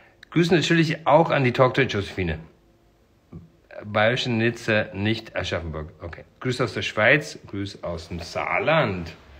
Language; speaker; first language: German; non-native, fluent; English